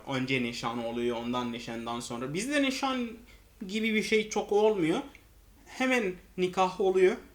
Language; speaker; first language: Turkish; non-native, fluent; Arabic